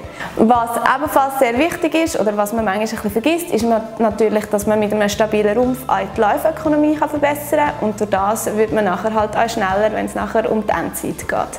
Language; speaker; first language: German; native; German